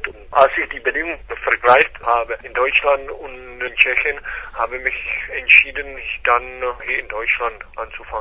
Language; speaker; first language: German; non-native, fluent; Czech